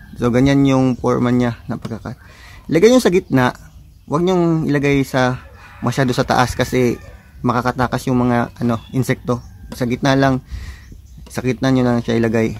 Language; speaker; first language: Filipino; non-native, local second language; Cebuano